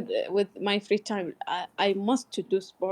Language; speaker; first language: English; non-native, learner; Arabic